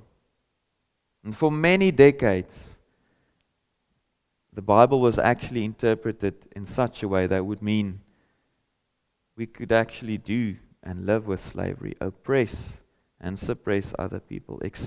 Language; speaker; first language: English; non-native, local second language; Afrikaans